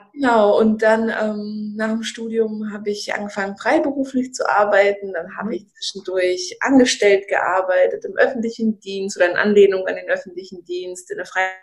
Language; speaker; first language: German; early bilingual, other home language; Russian